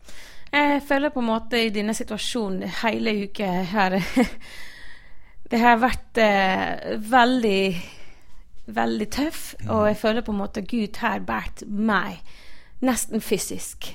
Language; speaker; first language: Norwegian; non-native, fluent; Spanish